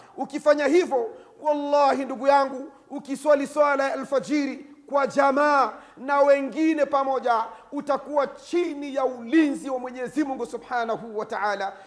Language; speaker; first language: Swahili; native; Swahili